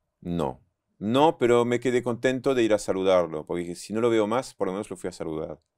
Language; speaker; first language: Spanish; non-native, fluent; French